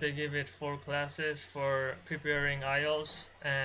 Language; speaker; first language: English; non-native, learner; Bangla